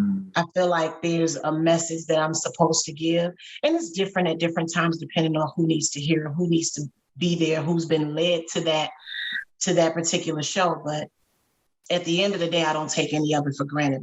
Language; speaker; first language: English; native; English